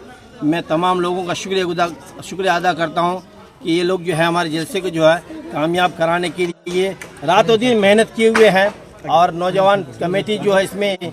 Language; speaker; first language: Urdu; non-native, local second language; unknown